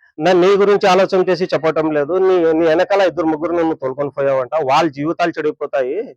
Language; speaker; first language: Telugu; non-native, local second language; Urdu